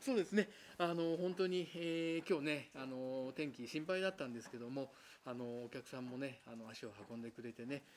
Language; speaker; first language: Japanese; native; Japanese